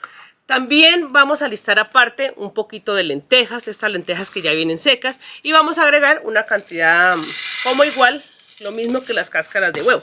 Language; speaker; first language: Spanish; native; Spanish